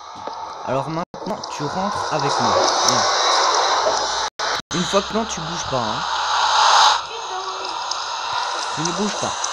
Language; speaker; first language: French; native; French